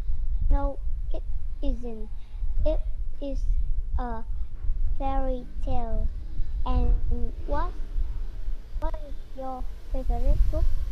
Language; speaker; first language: English; non-native, learner; Vietnamese